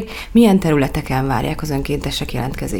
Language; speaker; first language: Hungarian; native; Hungarian